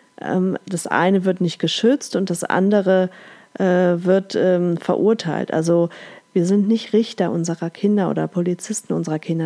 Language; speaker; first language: German; native; German